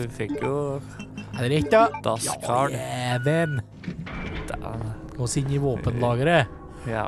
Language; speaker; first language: Norwegian; native; Norwegian